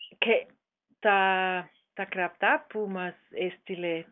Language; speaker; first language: Greek; non-native, learner; German